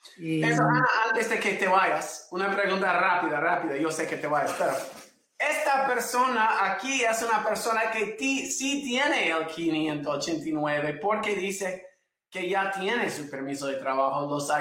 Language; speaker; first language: Spanish; non-native, fluent; English